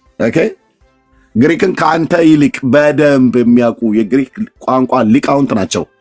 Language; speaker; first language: Amharic; native; Amharic